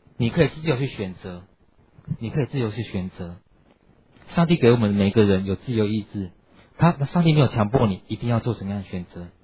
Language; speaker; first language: Chinese; native; Chinese